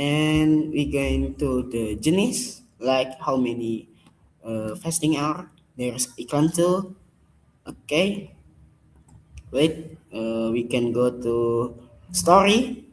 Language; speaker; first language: English; non-native, learner; Indonesian